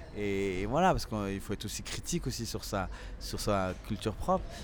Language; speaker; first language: French; early bilingual, other home language; Central Atlas Tamazight